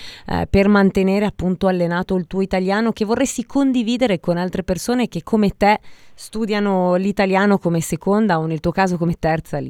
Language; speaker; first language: Italian; native; Italian